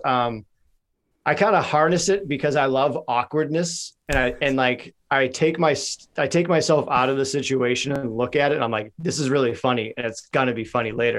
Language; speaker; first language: English; native; English